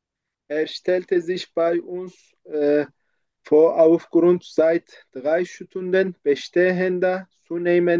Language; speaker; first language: German; non-native, learner; Turkish